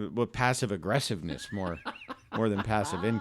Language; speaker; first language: English; native; English